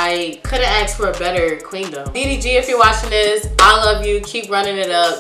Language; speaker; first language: English; native; English